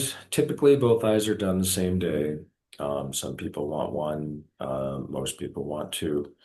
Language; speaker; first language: English; native; English